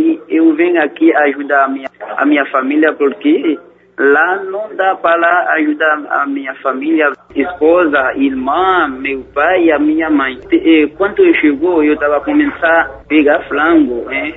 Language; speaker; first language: Portuguese; non-native, learner; Haitian Creole